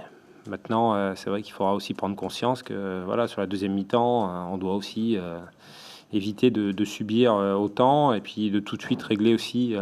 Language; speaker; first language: French; native; French